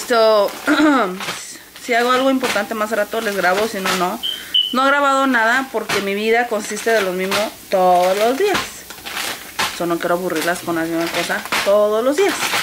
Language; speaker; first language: Spanish; early bilingual, heritage; Spanish